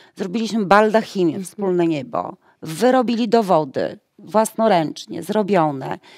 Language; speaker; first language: Polish; native; Polish